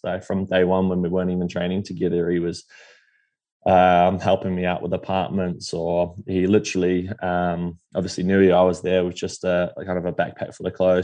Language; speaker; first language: English; native; English